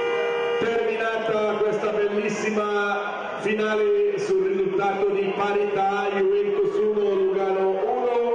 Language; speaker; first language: Italian; native; Italian